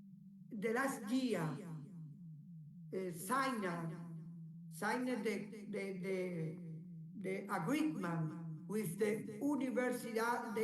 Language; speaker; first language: English; non-native, learner; Spanish